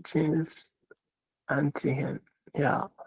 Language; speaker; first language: German; non-native, learner; Akan